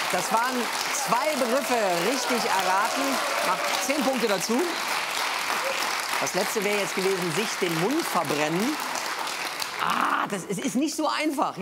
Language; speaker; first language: German; native; German